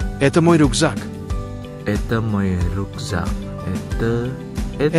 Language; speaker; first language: Russian; non-native, learner; Indonesian